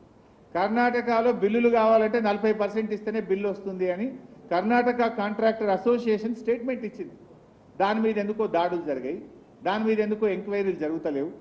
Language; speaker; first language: Telugu; native; Telugu